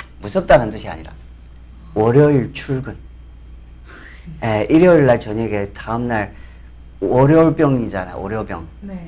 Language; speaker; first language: Korean; non-native, fluent; Chinese